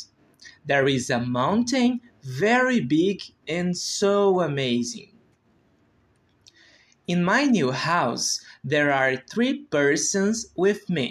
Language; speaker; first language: English; non-native, learner; Portuguese